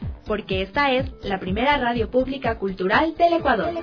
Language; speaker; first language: Spanish; native; Spanish